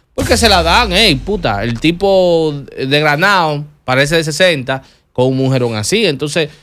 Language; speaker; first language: Spanish; native; Spanish